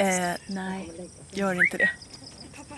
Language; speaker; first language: Swedish; native; Swedish